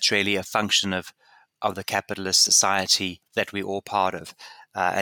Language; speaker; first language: English; native; English